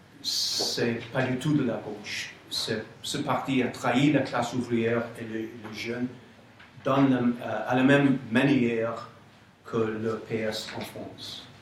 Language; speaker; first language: French; non-native, fluent; English